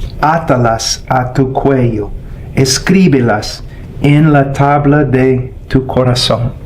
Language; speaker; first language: Spanish; non-native, fluent; English